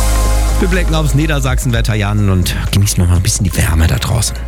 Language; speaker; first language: German; native; German